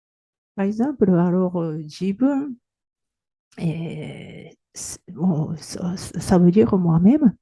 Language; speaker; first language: French; non-native, fluent; Japanese